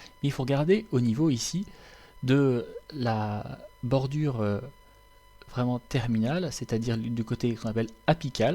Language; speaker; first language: French; native; French